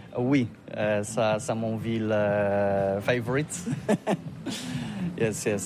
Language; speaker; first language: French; non-native, learner; Polish